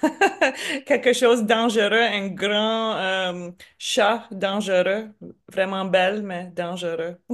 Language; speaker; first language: French; non-native, learner; English